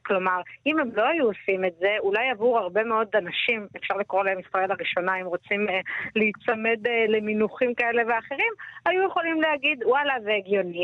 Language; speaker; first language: Hebrew; native; Hebrew